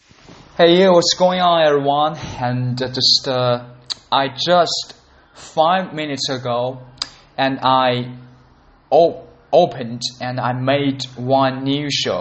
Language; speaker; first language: English; non-native, learner; Chinese